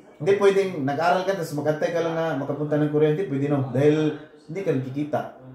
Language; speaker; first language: Filipino; non-native, local second language; Cebuano